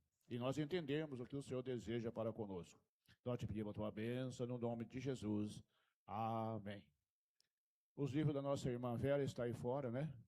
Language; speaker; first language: Portuguese; native; Portuguese